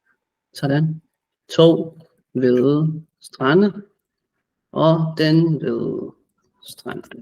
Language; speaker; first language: Danish; non-native, fluent; English